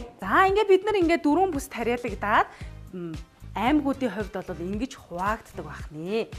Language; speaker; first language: Mongolian; native; Mongolian